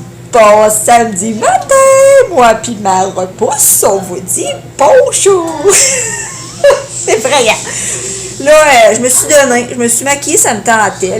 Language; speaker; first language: French; native; French